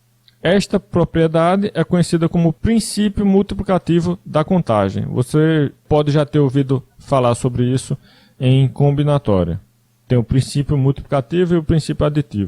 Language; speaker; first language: Portuguese; native; Portuguese